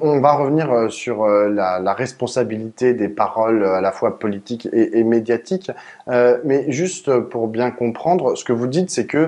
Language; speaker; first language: French; native; French